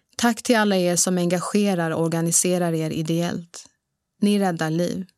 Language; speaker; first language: Swedish; early bilingual, other home language; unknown